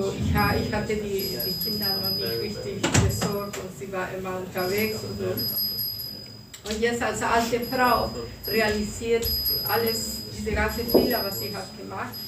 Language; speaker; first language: German; non-native, fluent; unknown